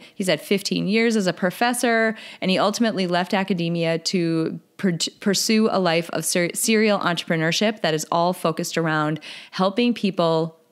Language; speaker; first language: English; native; English